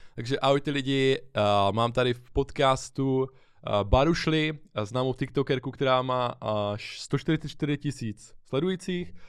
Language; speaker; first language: Czech; native; Czech